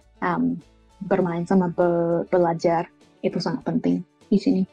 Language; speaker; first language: Indonesian; early bilingual, heritage; Indonesian